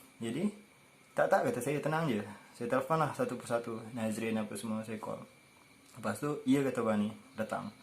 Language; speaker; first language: Malay; native; Malay